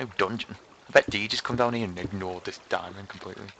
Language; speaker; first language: English; native; English